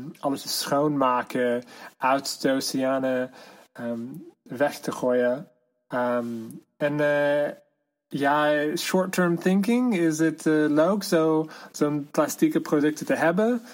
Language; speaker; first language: Dutch; non-native, fluent; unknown